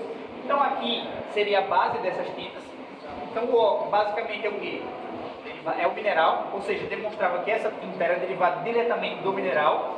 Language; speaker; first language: Portuguese; native; Portuguese